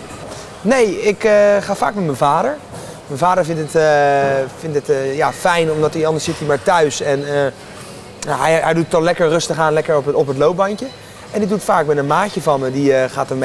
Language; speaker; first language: Dutch; native; Dutch